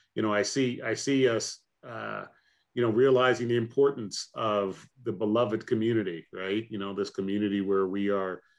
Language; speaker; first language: English; native; English